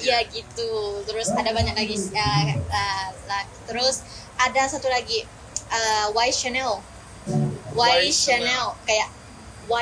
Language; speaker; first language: Indonesian; non-native, learner; Thai